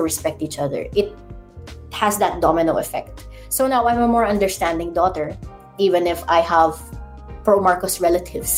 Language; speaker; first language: English; non-native, local second language; Iloko